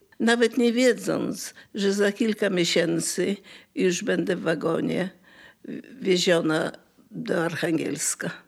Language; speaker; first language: Polish; native; Polish